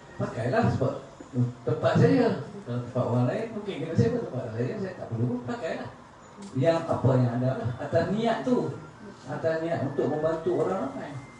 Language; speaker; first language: Malay; native; Malay